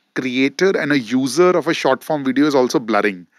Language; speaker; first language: English; non-native, local second language; Hindi